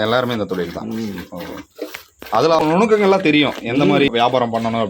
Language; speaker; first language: Tamil; native; Tamil